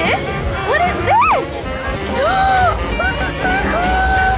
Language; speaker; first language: English; native; English